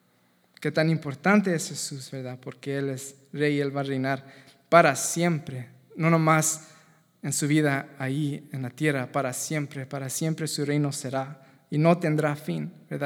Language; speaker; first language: Spanish; native; Spanish